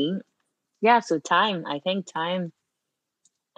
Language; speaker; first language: English; non-native, fluent; French